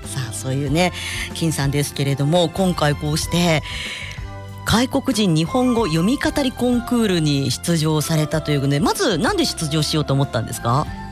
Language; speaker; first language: Japanese; native; Japanese